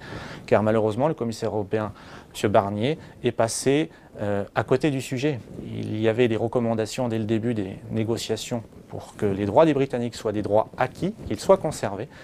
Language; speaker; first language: French; native; French